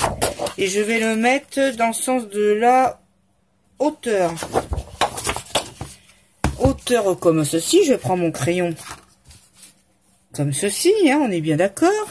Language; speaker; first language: French; native; French